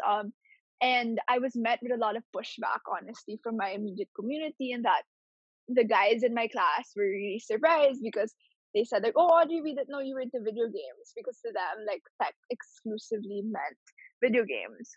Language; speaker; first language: English; non-native, local second language; Filipino